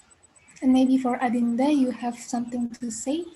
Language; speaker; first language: English; non-native, learner; Indonesian